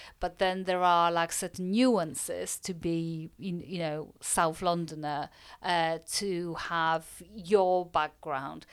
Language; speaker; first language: English; non-native, fluent; Polish